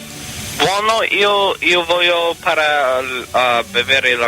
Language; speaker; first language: Italian; non-native, learner; English